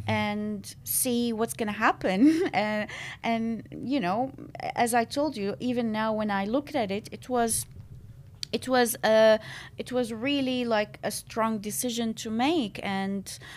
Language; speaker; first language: English; non-native, fluent; Arabic